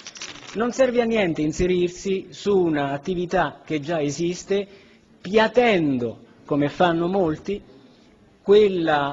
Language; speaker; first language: Italian; native; Italian